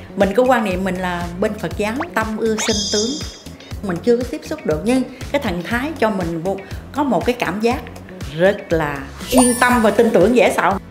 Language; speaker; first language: Vietnamese; native; Vietnamese